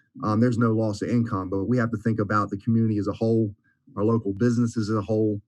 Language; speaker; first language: English; native; English